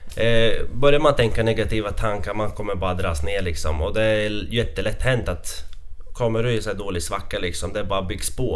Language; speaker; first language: Swedish; non-native, fluent; Latvian